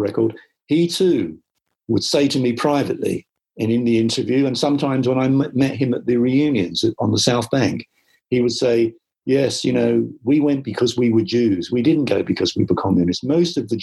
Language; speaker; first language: English; native; English